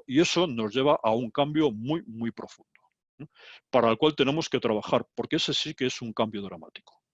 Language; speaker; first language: Spanish; native; Spanish